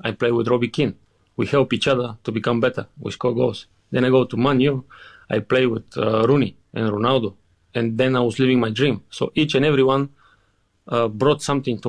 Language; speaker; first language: English; non-native, fluent; Bulgarian